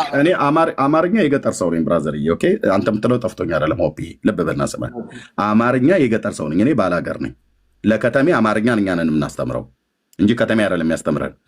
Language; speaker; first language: Amharic; native; Amharic